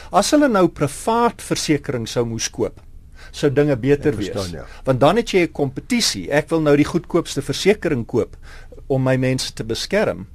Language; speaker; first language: Afrikaans; non-native, local second language; English